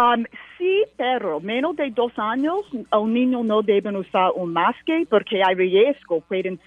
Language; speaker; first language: Spanish; non-native, learner; English